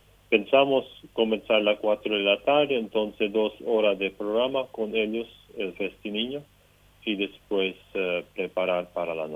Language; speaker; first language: Spanish; non-native, local second language; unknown